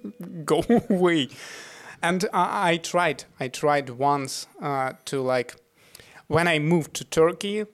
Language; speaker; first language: English; non-native, fluent; Russian